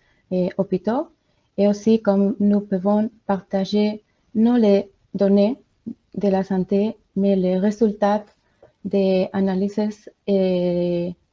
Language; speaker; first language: French; non-native, learner; Spanish